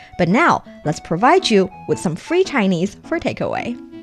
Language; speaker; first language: English; non-native, fluent; Chinese